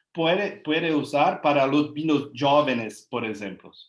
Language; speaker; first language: Spanish; non-native, learner; Portuguese